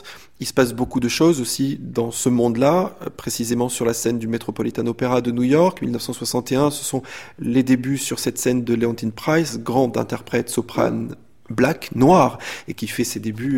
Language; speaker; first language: French; native; French